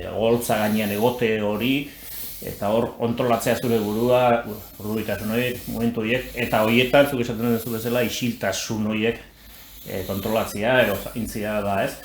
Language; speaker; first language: Basque; native; Basque